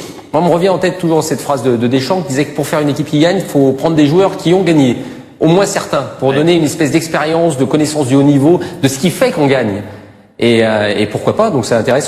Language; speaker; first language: French; native; French